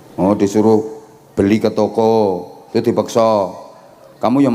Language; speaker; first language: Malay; non-native, local second language; Javanese